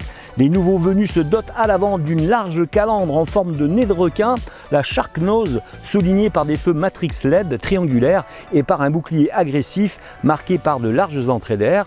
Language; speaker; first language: French; native; French